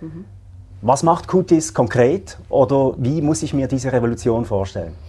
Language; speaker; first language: German; native; German